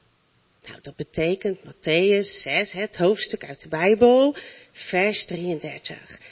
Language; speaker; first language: Dutch; native; Dutch